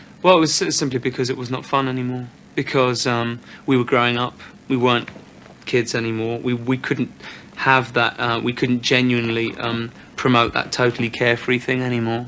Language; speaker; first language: English; native; English